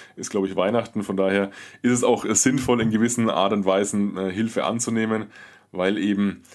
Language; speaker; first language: German; native; German